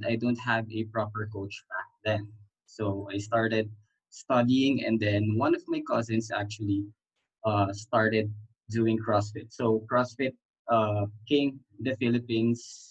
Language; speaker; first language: English; non-native, local second language; Filipino